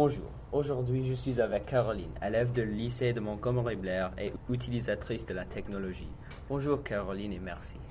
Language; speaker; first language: French; non-native, learner; English